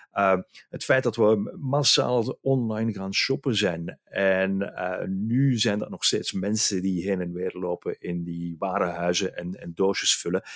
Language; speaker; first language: Dutch; native; Dutch